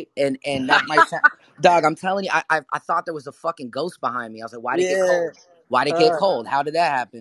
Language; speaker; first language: English; native; English